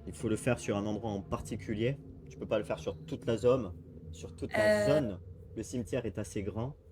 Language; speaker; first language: French; native; French